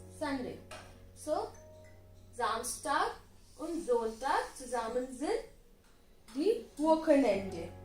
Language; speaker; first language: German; non-native, fluent; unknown